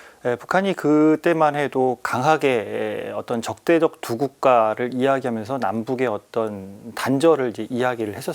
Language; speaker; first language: Korean; native; Korean